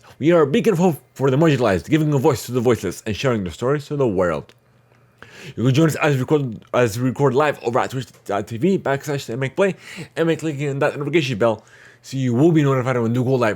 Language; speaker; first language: English; early bilingual, heritage; Arabic